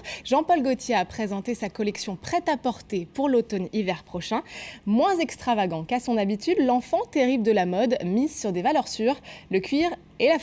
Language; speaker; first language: French; native; French